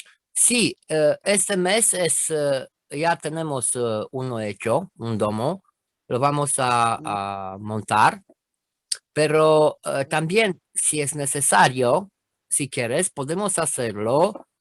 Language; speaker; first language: Spanish; non-native, fluent; Romanian